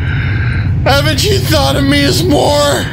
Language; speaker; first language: English; native; English